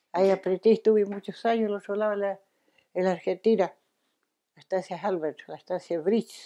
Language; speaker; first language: Spanish; non-native, local second language; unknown